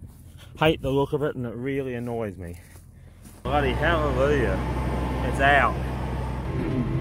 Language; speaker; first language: English; native; English